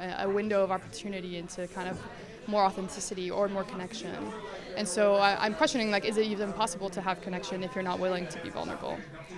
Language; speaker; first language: English; non-native, fluent; Spanish